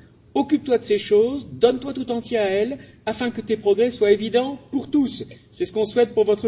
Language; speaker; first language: French; native; French